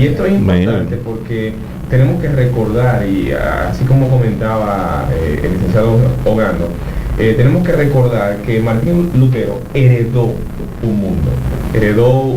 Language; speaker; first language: Spanish; native; Spanish